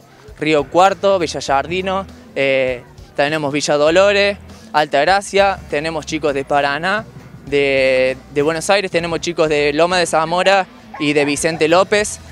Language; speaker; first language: Spanish; native; Spanish